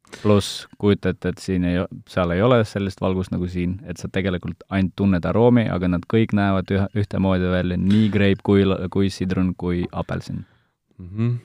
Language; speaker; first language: Estonian; non-native, local second language; Russian